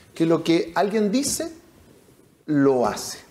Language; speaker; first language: Spanish; native; Spanish